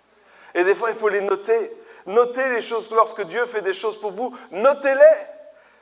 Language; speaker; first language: French; native; French